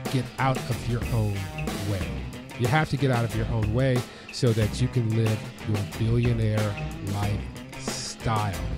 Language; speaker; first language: English; native; English